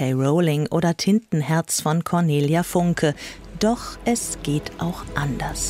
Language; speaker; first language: German; native; German